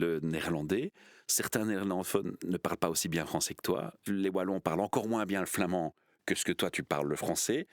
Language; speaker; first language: French; native; French